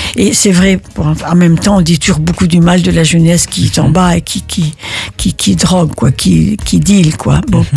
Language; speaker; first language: French; early bilingual, other home language; Italian